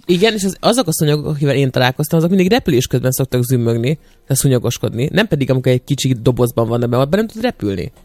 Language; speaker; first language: Hungarian; native; Hungarian